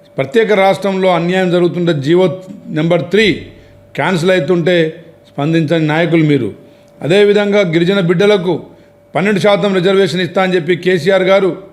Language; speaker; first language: Telugu; non-native, local second language; Lambadi